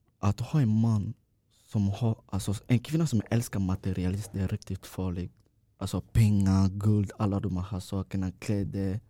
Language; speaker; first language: Swedish; non-native, fluent; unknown